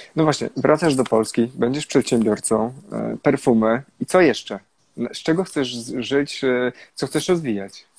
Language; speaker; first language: Polish; native; Polish